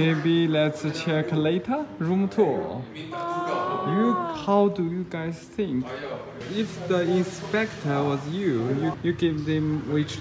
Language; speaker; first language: English; non-native, learner; Chinese